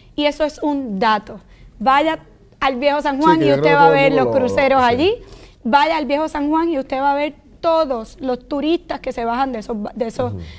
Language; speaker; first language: Spanish; native; Spanish